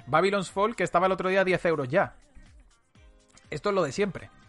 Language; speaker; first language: Spanish; native; Spanish